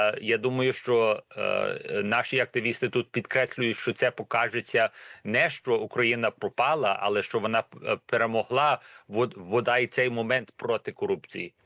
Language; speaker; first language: Ukrainian; early bilingual, heritage; Ukrainian